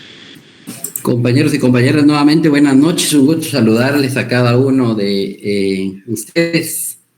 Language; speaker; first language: Spanish; native; Spanish